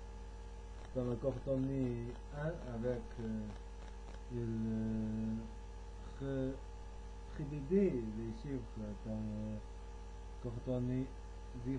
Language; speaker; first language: French; non-native, learner; Chinese